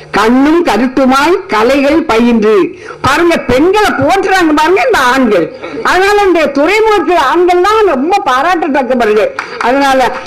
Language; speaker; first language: Tamil; native; Tamil